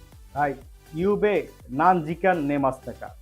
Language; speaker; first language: Japanese; non-native, fluent; Bangla